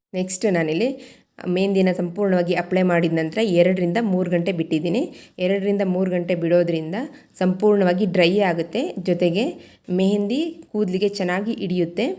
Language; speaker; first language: Kannada; native; Kannada